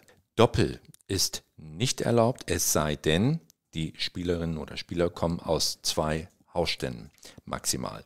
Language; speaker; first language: German; native; German